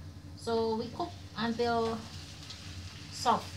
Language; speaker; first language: English; non-native, learner; Indonesian